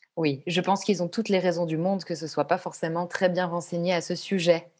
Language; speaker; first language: French; native; French